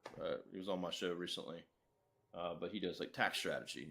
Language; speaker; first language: English; native; English